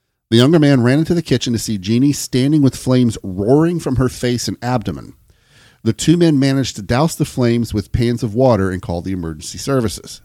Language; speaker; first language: English; native; English